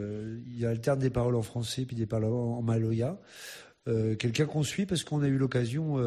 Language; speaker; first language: French; native; French